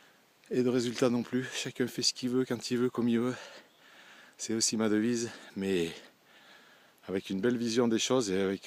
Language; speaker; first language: French; native; French